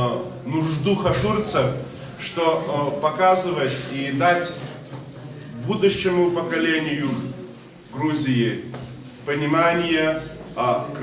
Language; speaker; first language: Russian; non-native, local second language; Georgian